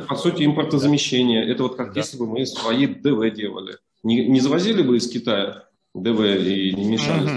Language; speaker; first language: Russian; native; Russian